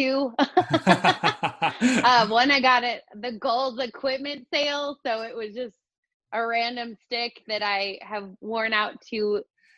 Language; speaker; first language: English; native; English